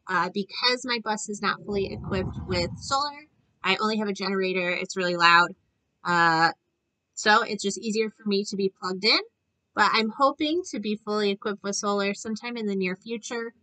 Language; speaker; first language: English; native; English